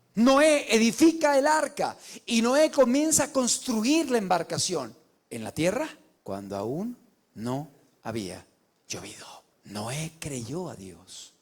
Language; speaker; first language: Spanish; native; Spanish